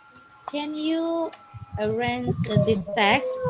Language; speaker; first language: English; non-native, fluent; Indonesian